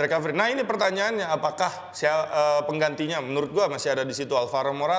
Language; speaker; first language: Indonesian; native; Indonesian